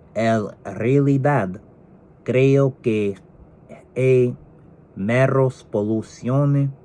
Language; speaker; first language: Spanish; non-native, learner; English